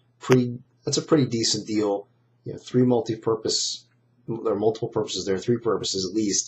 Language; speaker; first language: English; native; English